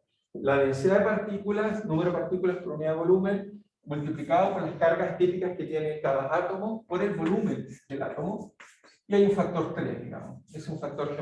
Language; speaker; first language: Spanish; native; Spanish